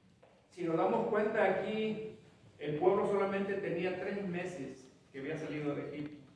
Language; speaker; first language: Spanish; native; Spanish